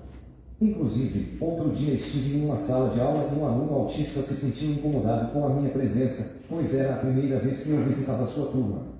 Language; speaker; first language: Portuguese; native; Portuguese